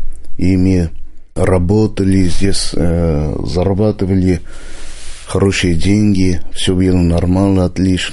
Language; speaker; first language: Russian; non-native, local second language; Armenian